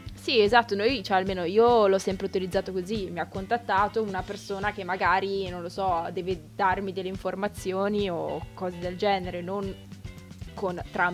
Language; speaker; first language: Italian; native; Italian